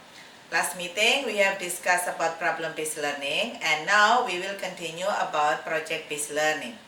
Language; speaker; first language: English; non-native, fluent; Indonesian